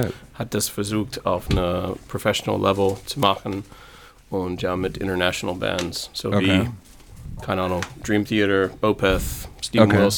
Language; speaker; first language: German; non-native, fluent; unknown